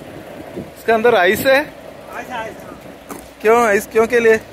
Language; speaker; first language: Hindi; non-native, local second language; Malayalam